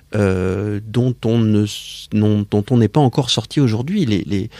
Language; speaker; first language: French; native; French